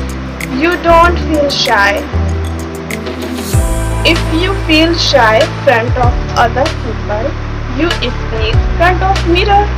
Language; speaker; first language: English; non-native, learner; Hindi